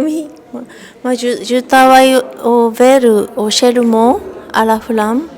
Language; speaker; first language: French; non-native, learner; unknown